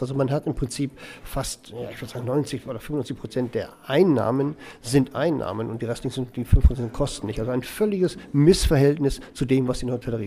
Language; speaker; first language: German; native; German